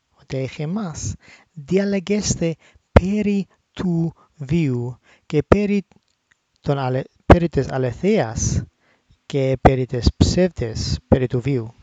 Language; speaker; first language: Greek; non-native, learner; English